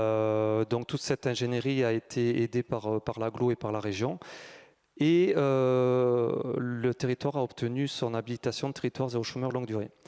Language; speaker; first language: French; native; French